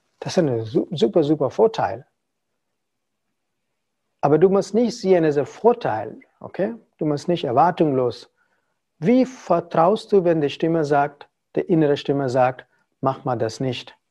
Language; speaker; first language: German; non-native, fluent; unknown